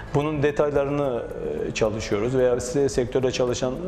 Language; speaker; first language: Turkish; native; Turkish